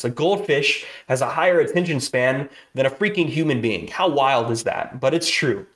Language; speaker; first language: English; native; English